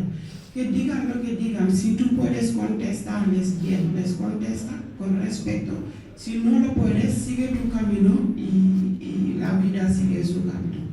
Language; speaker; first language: Spanish; non-native, local second language; Wolof